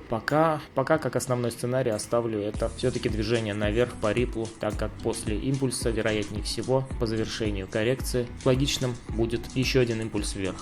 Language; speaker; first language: Russian; native; Russian